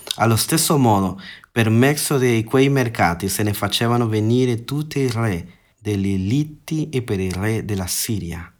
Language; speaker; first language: Italian; non-native, fluent; Spanish